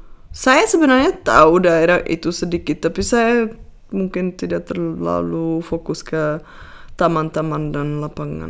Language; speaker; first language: Indonesian; non-native, fluent; Czech